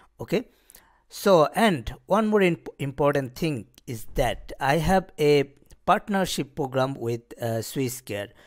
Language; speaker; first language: English; non-native, local second language; Bangla